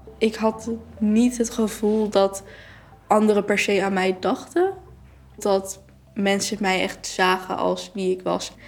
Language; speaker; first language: Dutch; native; Dutch